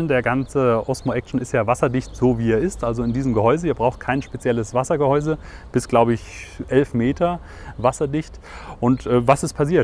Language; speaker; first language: German; native; German